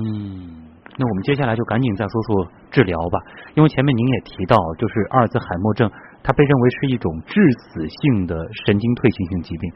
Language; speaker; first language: Chinese; native; Chinese